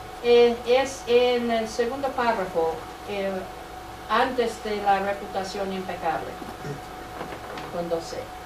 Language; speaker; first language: Spanish; non-native, fluent; English